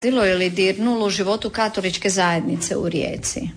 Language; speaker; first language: Serbian; native; Serbian